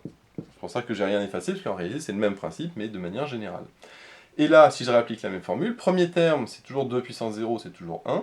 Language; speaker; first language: French; native; French